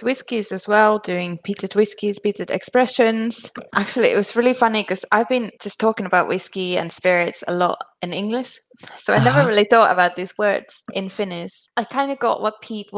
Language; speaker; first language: English; non-native, fluent; Finnish